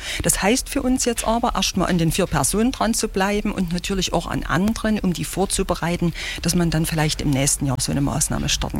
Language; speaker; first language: German; native; German